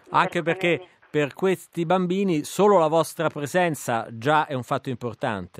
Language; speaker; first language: Italian; native; Italian